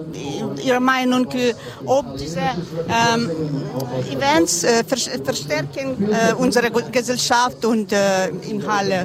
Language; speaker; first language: German; non-native, learner; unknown